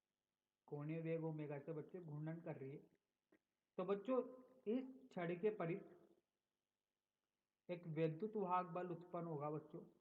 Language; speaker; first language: Hindi; native; Hindi